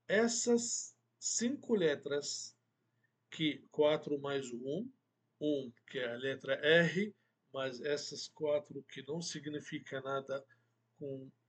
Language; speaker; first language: Portuguese; non-native, fluent; Arabic